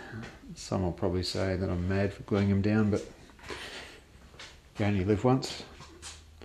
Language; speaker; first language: English; native; English